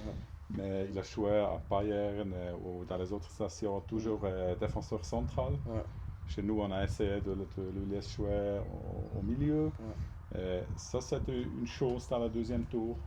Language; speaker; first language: French; non-native, local second language; German